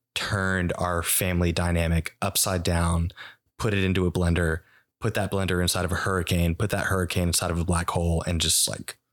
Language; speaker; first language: English; early bilingual, other home language; Spanish